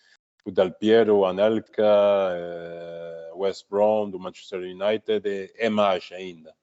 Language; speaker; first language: Portuguese; early bilingual, heritage; Portuguese